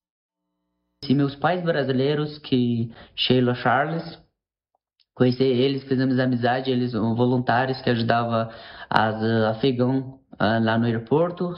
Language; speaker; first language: Portuguese; non-native, learner; Persian